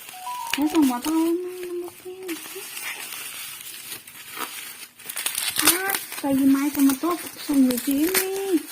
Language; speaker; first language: Chinese; non-native, fluent; Indonesian